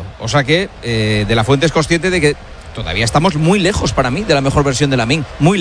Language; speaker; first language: Spanish; native; Spanish